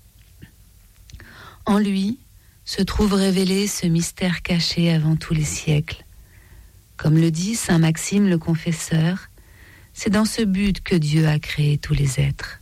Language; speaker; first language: French; native; French